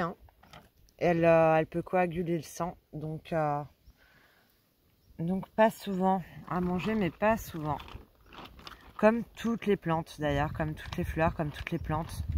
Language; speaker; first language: French; native; French